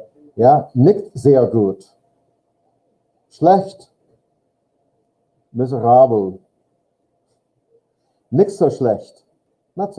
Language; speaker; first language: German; non-native, fluent; English